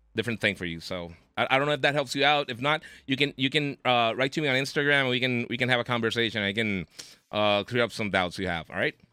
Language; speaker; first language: English; non-native, local second language; Spanish